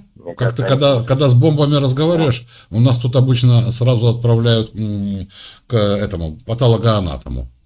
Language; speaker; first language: Russian; native; Russian